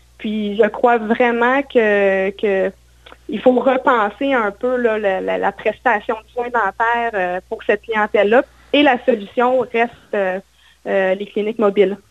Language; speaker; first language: French; native; French